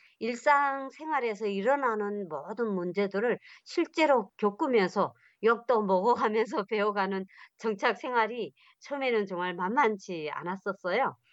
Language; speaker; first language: Korean; native; Korean